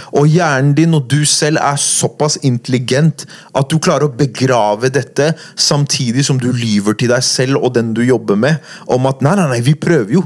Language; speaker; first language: Norwegian; native; Norwegian